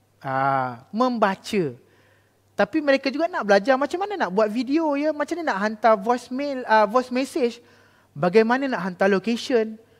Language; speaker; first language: Malay; native; Malay